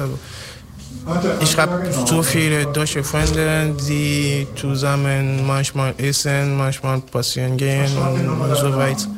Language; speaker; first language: German; non-native, learner; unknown